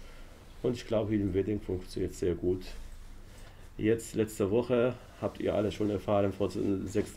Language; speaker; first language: German; non-native, learner; Arabic